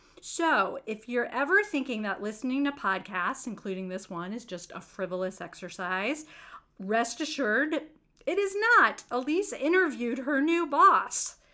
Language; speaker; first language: English; native; English